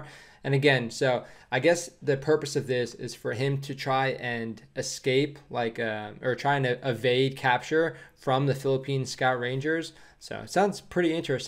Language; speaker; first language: English; native; English